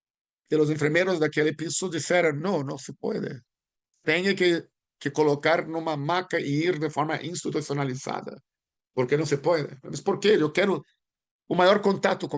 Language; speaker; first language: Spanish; non-native, learner; Portuguese